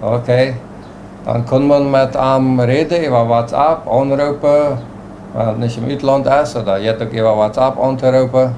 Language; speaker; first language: German; non-native, local second language; Plautdietsch